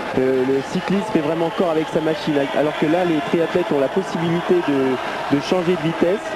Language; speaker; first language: French; native; French